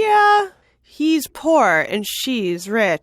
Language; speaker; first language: English; native; English